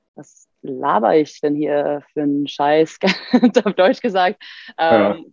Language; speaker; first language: German; non-native, fluent; Swedish